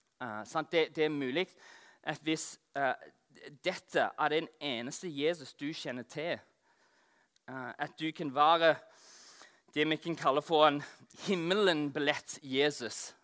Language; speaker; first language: Norwegian; non-native, fluent; English